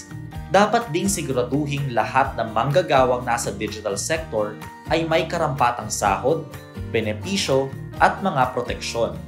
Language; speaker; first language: Filipino; native; Filipino